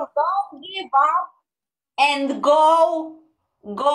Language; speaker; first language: English; non-native, learner; Croatian